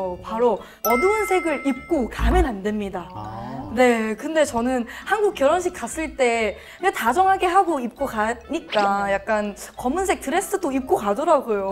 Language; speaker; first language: Korean; non-native, fluent; Thai